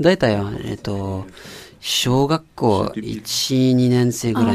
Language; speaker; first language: Japanese; non-native, learner; French